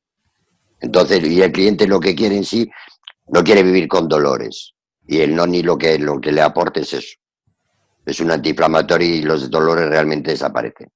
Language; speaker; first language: Spanish; native; Spanish